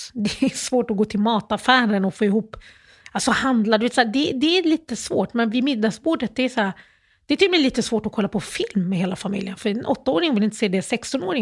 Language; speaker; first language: Swedish; early bilingual, other home language; Arabic